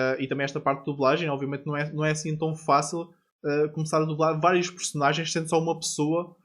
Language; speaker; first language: Portuguese; native; Portuguese